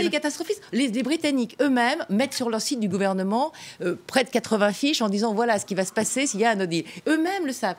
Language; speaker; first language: French; native; French